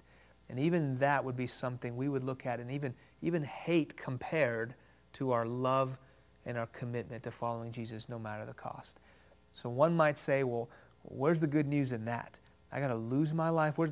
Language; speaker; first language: English; early bilingual, other home language; Persian